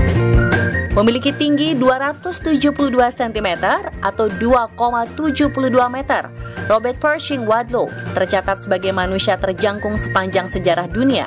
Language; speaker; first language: Indonesian; native; Indonesian